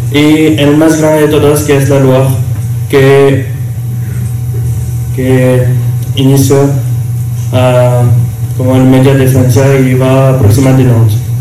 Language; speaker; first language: Spanish; non-native, learner; French